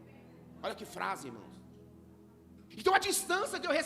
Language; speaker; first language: Portuguese; native; Portuguese